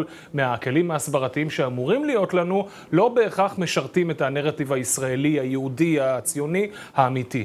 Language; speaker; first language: Hebrew; native; Hebrew